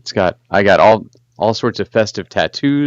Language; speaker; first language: English; native; English